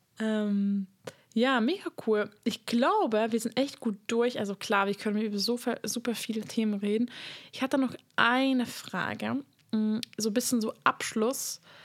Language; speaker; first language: German; non-native, fluent; Hungarian